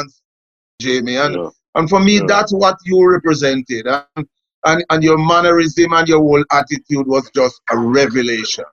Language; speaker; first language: English; non-native, local second language; Jamaican Creole English